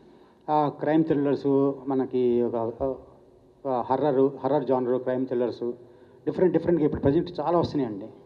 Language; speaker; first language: Telugu; native; Telugu